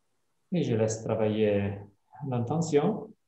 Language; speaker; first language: French; non-native, fluent; Italian